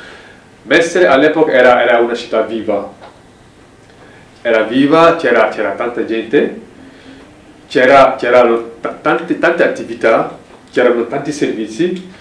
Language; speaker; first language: Italian; non-native, fluent; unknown